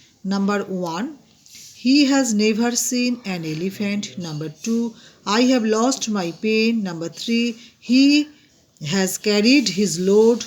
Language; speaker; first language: English; non-native, local second language; Bangla